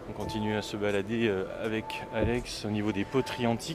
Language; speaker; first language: French; native; French